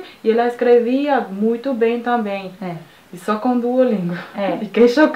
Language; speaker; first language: Portuguese; non-native, fluent; French